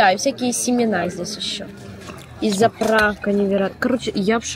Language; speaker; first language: Russian; native; Russian